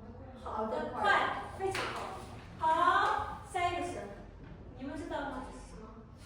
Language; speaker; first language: Chinese; non-native, fluent; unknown